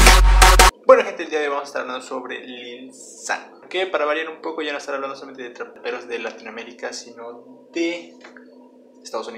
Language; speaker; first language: Spanish; native; Spanish